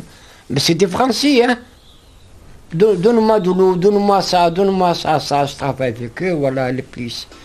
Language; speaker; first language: French; non-native, learner; Arabic